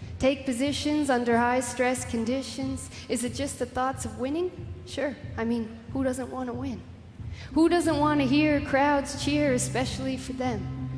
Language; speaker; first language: English; native; English